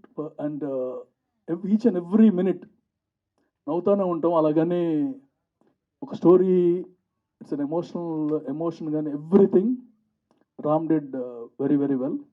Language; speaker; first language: Telugu; native; Telugu